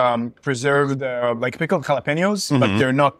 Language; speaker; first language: English; non-native, fluent; Hebrew